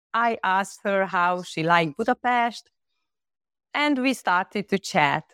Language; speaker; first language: English; non-native, fluent; Hungarian